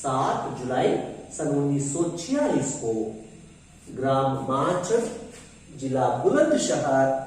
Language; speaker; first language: Hindi; non-native, local second language; Kannada